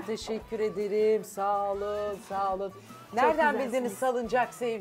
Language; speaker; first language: Turkish; native; Turkish